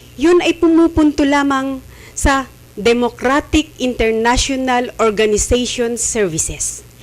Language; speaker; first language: Filipino; native; Filipino